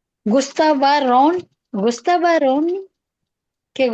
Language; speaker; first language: Spanish; non-native, learner; Urdu